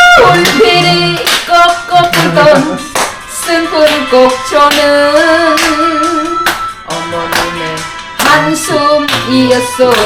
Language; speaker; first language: Korean; non-native, fluent; Vietnamese